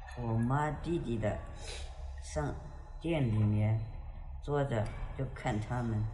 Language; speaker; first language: Chinese; non-native, local second language; Uyghur